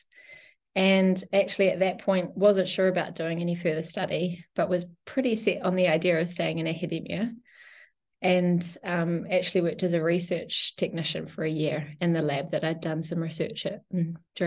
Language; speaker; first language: English; native; English